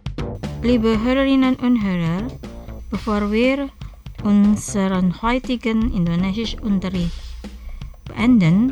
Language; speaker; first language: German; non-native, fluent; Indonesian